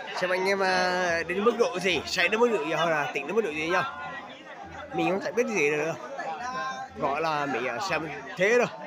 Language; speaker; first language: Vietnamese; non-native, local second language; Hmong